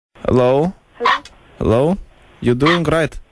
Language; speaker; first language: English; non-native, learner; Lithuanian